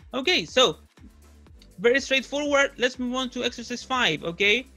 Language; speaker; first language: English; non-native, fluent; Spanish